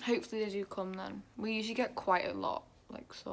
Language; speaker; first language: English; native; English